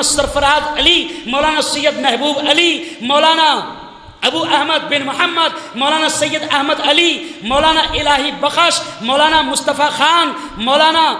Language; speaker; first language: Urdu; native; Urdu